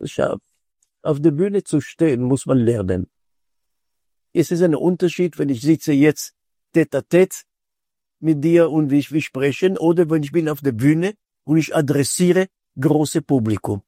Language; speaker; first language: German; non-native, fluent; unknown